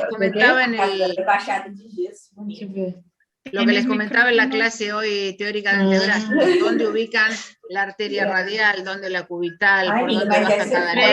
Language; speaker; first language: Spanish; native; Spanish